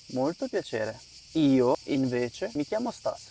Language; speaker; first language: Italian; non-native, fluent; Ukrainian